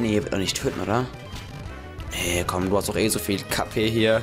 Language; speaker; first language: German; native; German